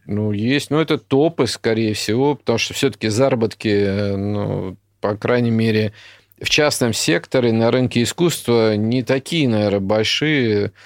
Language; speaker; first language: Russian; native; Russian